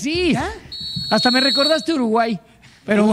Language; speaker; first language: Spanish; native; Spanish